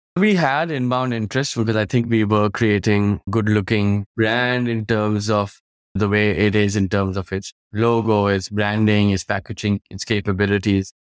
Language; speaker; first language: English; non-native, local second language; Hindi